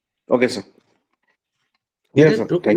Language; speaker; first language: English; non-native, local second language; Assamese